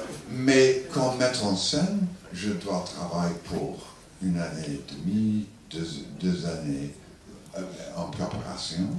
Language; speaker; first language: French; non-native, learner; English